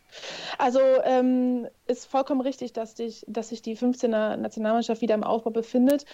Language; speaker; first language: German; native; German